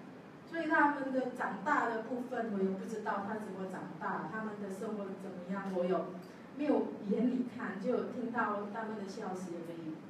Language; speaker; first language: Chinese; non-native, learner; Javanese